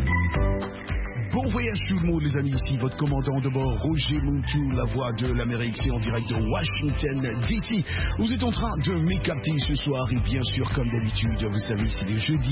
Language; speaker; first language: French; non-native, local second language; Lingala